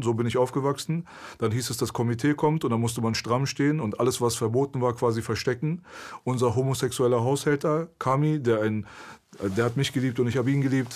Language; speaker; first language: German; early bilingual, other home language; Persian